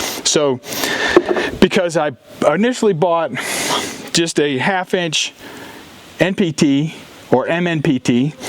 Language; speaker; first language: English; native; English